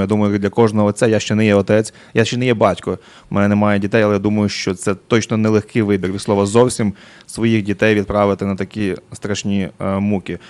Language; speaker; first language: Ukrainian; native; Ukrainian